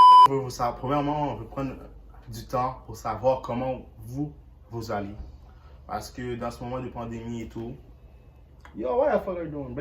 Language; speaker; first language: French; early bilingual, other home language; Haitian Creole